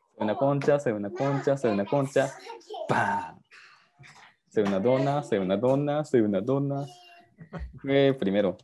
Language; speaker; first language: Spanish; non-native, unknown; Japanese